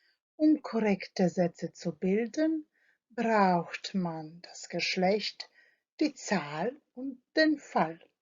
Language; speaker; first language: German; non-native, fluent; Croatian